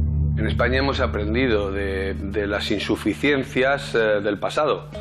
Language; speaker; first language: Spanish; native; Spanish